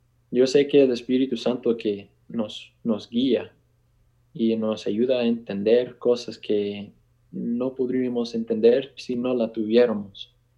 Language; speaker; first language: Spanish; non-native, fluent; English